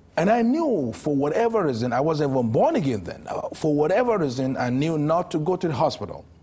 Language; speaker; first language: English; non-native, local second language; Yoruba